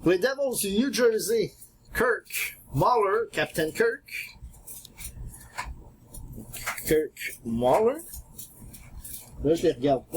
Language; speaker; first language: French; native; French